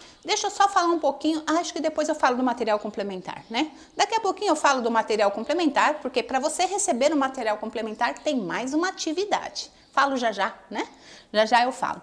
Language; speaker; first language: Portuguese; native; Portuguese